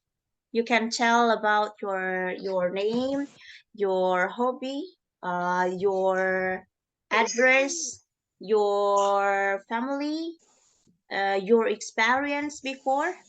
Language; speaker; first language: English; non-native, learner; Indonesian